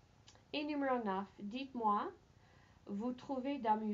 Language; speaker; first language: French; non-native, fluent; English